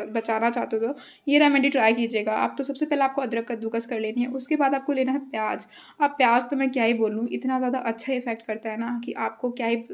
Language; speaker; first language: Hindi; native; Hindi